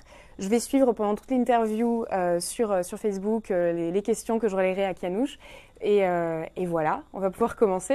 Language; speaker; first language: French; native; French